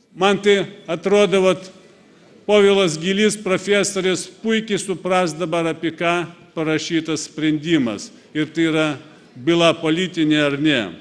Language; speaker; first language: Lithuanian; non-native, fluent; Russian